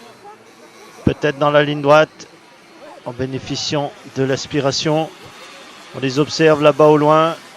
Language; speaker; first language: French; native; French